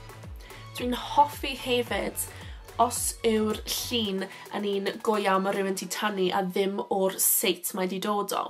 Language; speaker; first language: Welsh; non-native, local second language; English